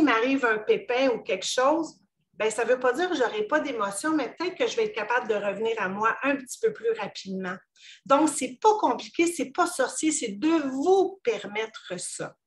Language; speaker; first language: French; native; French